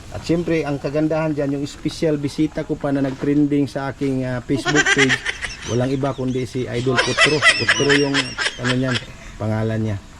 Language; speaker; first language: Filipino; non-native, local second language; Cebuano